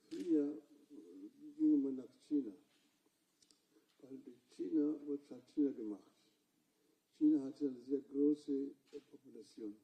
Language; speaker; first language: German; non-native, fluent; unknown